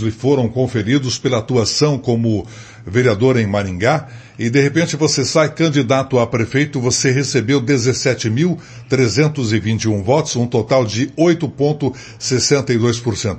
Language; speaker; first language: Portuguese; native; Portuguese